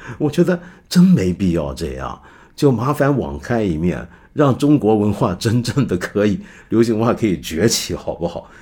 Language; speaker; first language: Chinese; non-native, local second language; Cantonese